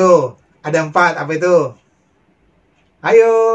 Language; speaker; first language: Indonesian; native; Indonesian